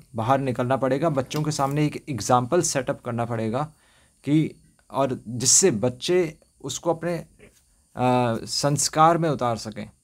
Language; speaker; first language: Hindi; native; Hindi